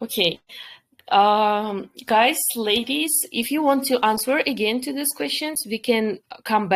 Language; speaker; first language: English; non-native, fluent; Kyrgyz